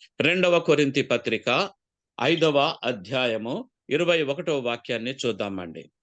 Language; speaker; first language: Telugu; non-native, local second language; Koya